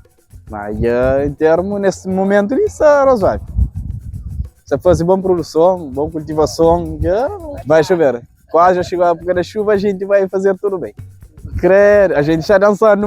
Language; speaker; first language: Portuguese; non-native, local second language; Kabuverdianu